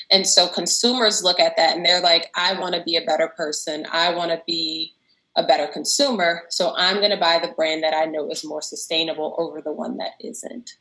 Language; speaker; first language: English; native; English